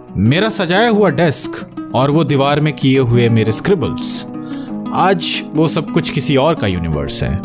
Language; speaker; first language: Hindi; non-native, local second language; Bangla